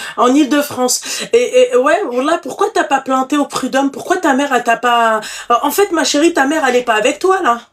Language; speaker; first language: French; native; French